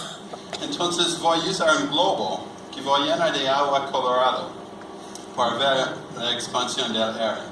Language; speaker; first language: Spanish; non-native, learner; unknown